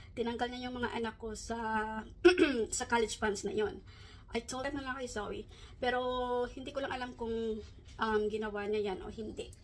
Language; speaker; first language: Filipino; non-native, local second language; Hiligaynon